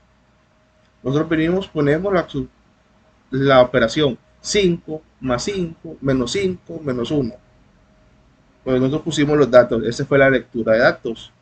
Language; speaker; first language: Spanish; native; Spanish